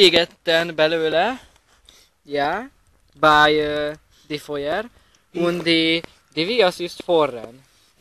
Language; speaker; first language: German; non-native, learner; Hungarian